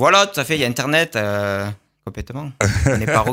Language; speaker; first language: French; native; French